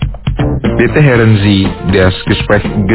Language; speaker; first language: German; non-native, fluent; Indonesian